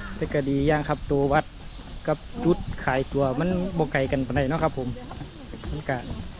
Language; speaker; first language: Thai; native; Thai